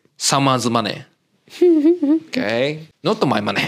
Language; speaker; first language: English; non-native, learner; Japanese